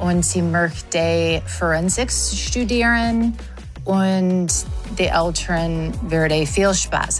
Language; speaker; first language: German; non-native, learner; English